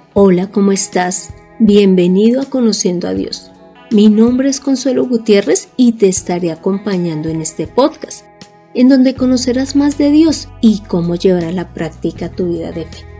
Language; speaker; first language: Spanish; native; Spanish